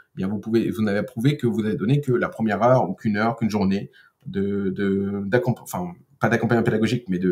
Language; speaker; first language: French; non-native, fluent; Portuguese